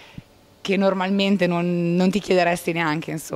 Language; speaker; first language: Italian; native; Italian